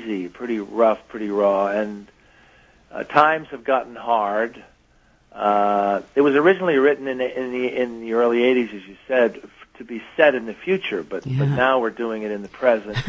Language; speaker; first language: English; native; English